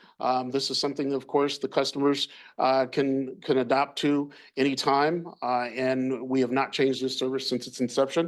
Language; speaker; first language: English; native; English